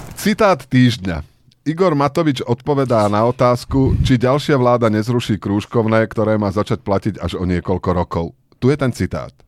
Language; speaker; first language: Slovak; native; Slovak